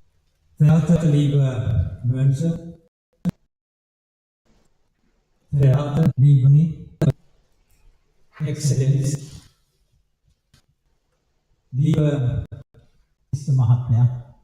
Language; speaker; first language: German; non-native, learner; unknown